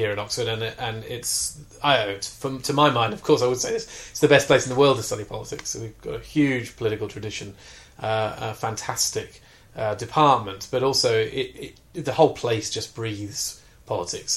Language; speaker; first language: English; native; English